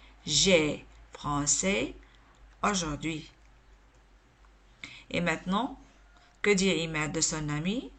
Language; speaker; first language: French; non-native, local second language; Arabic